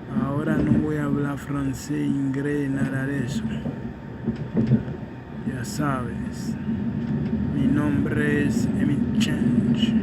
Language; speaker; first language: Spanish; non-native, fluent; Haitian Creole